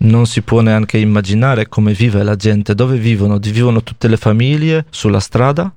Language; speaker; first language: Italian; non-native, fluent; Polish